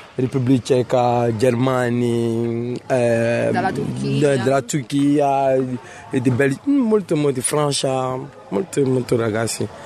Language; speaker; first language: Italian; non-native, learner; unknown